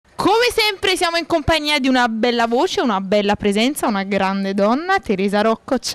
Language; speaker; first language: Italian; native; Italian